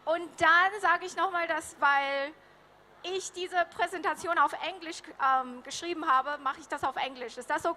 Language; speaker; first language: German; early bilingual, heritage; German